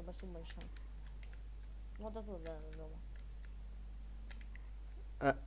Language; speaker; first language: Russian; native; Russian